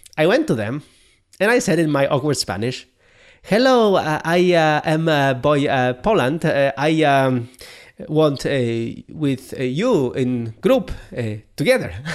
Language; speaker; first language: English; non-native, fluent; Polish